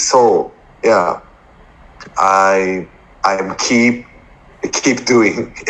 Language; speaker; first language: English; non-native, learner; Japanese